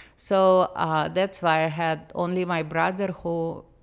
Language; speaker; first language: English; non-native, fluent; Russian